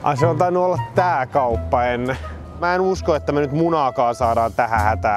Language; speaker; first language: Finnish; native; Finnish